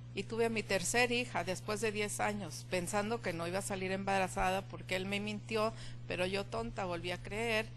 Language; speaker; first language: Spanish; native; Spanish